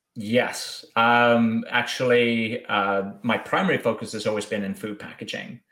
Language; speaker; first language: English; native; English